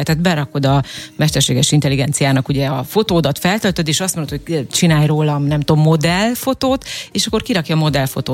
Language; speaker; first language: Hungarian; native; Hungarian